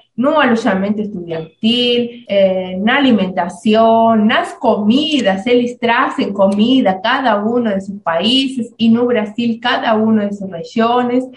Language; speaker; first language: Portuguese; non-native, fluent; Spanish